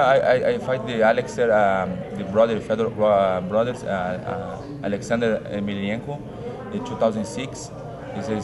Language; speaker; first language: English; non-native, learner; Portuguese